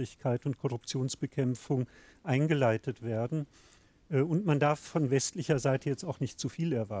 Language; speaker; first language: German; native; German